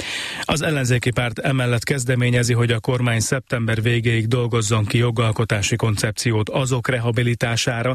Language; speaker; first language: Hungarian; native; Hungarian